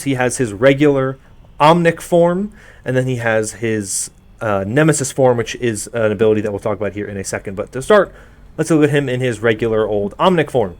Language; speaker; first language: English; native; English